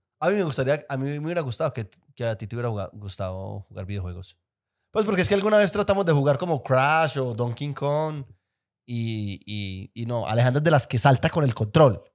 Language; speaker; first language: Spanish; native; Spanish